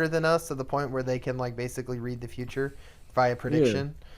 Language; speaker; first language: English; native; English